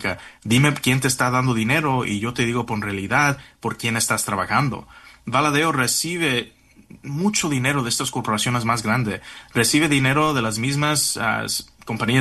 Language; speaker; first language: Spanish; early bilingual, heritage; Spanish